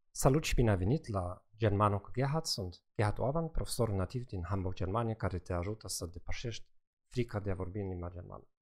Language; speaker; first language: Romanian; non-native, fluent; German